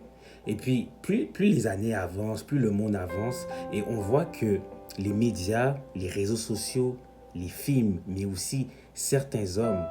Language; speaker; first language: French; native; French